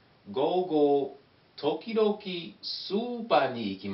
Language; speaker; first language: Japanese; non-native, learner; English